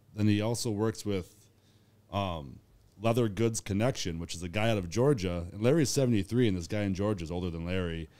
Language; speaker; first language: English; native; English